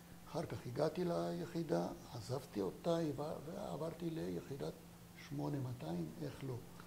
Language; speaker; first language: Hebrew; non-native, fluent; French